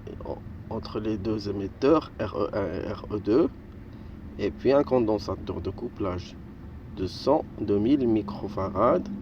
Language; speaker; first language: French; non-native, local second language; Arabic